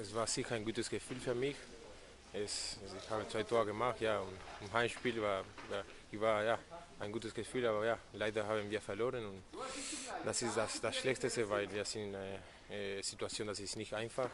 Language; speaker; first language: German; non-native, fluent; Spanish